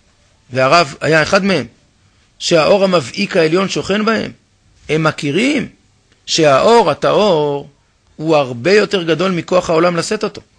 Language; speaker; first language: Hebrew; native; Hebrew